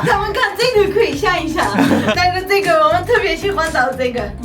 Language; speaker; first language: Chinese; non-native, learner; Armenian